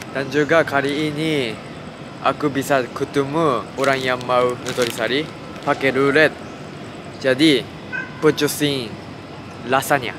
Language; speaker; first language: Indonesian; non-native, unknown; Japanese